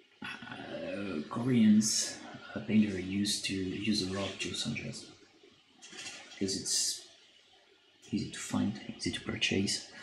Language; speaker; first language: English; non-native, fluent; French